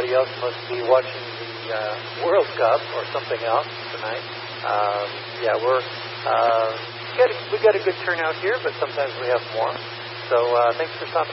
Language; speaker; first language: English; native; English